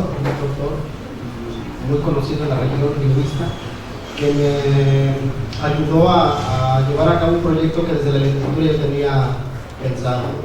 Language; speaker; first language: Spanish; native; Spanish